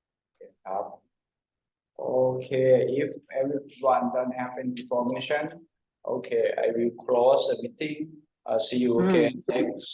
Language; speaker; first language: English; non-native, learner; Thai